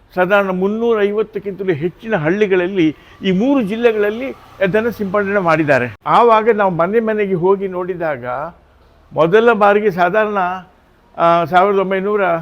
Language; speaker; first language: Kannada; native; Kannada